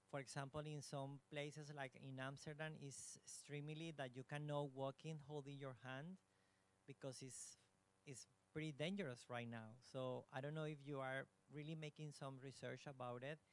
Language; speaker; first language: English; non-native, learner; Spanish